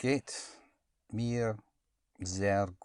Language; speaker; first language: German; non-native, learner; English